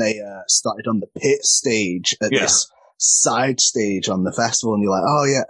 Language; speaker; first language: English; native; English